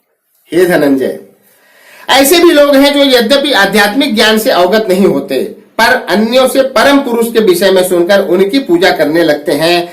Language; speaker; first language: Hindi; native; Hindi